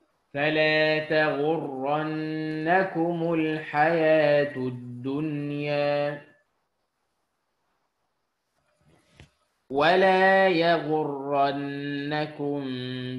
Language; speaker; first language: Arabic; non-native, fluent; Indonesian